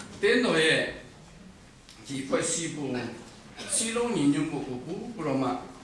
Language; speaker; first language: Burmese; non-native, local second language; Kachin